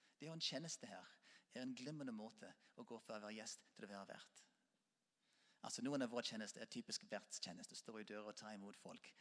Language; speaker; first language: Norwegian; non-native, fluent; English